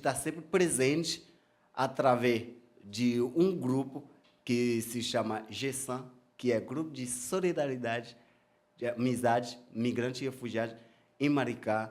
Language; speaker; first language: Portuguese; non-native, fluent; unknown